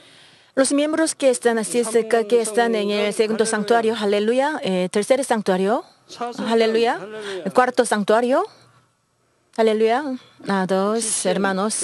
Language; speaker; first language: Spanish; non-native, learner; Korean